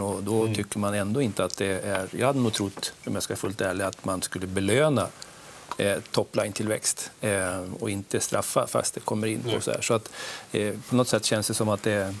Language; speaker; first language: Swedish; native; Swedish